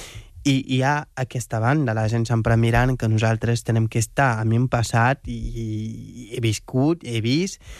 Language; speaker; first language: Catalan; non-native, fluent; Wolof